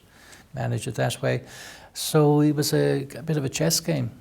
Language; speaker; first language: English; native; English